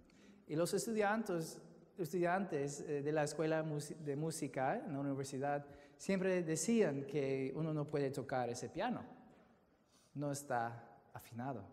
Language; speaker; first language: Spanish; non-native, fluent; English